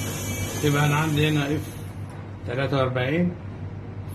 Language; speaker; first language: Arabic; native; Arabic